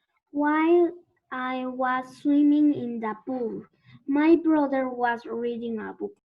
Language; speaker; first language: English; non-native, learner; Spanish